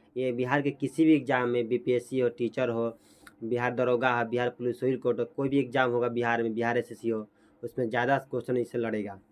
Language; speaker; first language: Hindi; native; Hindi